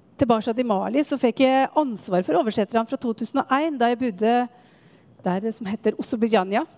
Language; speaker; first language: Norwegian; native; Norwegian